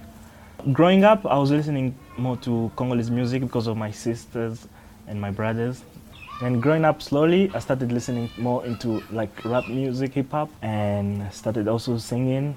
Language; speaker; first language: English; non-native, learner; French